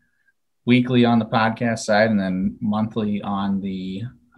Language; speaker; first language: English; native; English